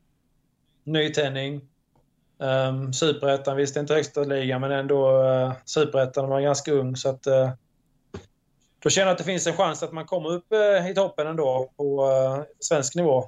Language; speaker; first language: Swedish; native; Swedish